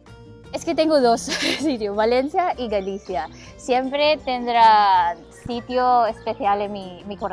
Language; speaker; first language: Spanish; non-native, fluent; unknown